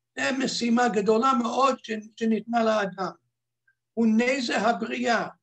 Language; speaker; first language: Hebrew; non-native, fluent; English